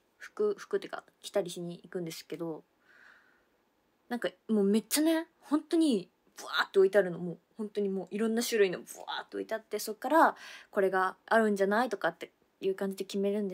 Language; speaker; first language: Japanese; native; Japanese